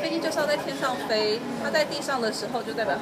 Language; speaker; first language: Chinese; native; Chinese